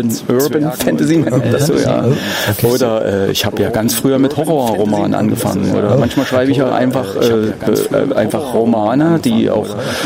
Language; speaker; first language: German; native; German